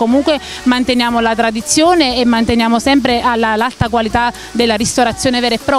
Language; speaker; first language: Italian; native; Italian